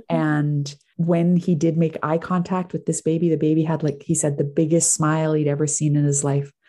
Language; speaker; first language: English; native; English